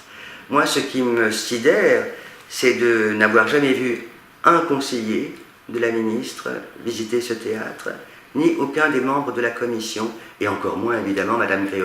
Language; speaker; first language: French; native; French